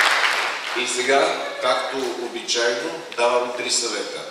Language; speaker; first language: Bulgarian; native; Bulgarian